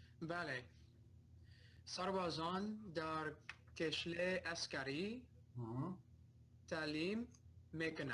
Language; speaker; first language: Persian; non-native, learner; English